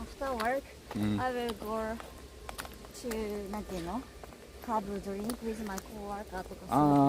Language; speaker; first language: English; non-native, learner; Japanese